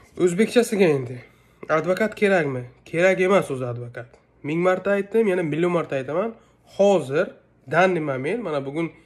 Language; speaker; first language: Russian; non-native, local second language; Uzbek